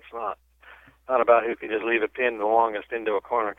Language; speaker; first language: English; native; English